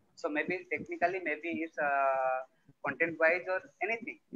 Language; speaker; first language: English; non-native, local second language; Odia